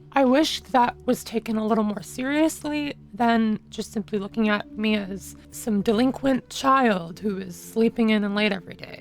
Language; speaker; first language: English; native; English